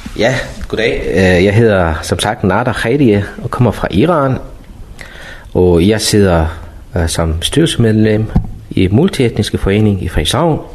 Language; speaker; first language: Danish; non-native, fluent; Persian